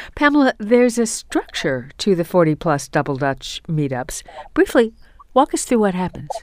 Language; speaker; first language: English; native; English